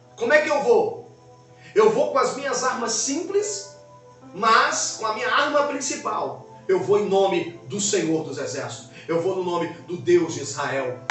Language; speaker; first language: Portuguese; native; Portuguese